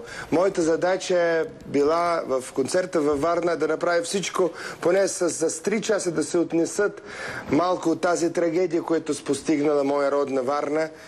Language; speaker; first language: Bulgarian; early bilingual, heritage; Russian